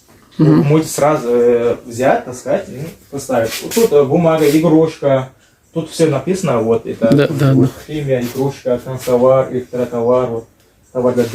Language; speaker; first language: Russian; non-native, learner; Uzbek